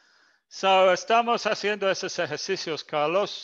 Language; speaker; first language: Spanish; non-native, fluent; English